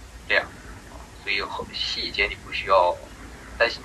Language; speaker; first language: Chinese; native; Chinese